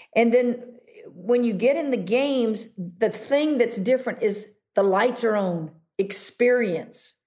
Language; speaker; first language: English; native; English